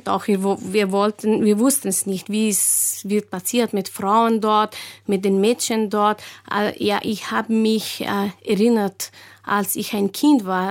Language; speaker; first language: German; non-native, fluent; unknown